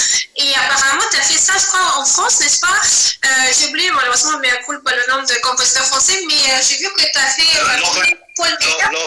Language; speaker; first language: French; non-native, fluent; Azerbaijani